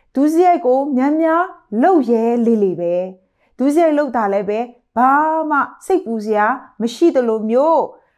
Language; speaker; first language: Burmese; non-native, local second language; Kachin